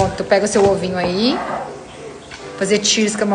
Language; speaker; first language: Portuguese; native; Portuguese